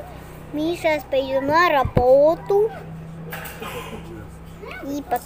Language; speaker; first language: Russian; early bilingual, heritage; Russian